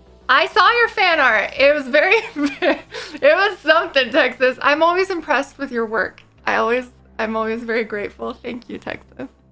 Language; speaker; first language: English; native; English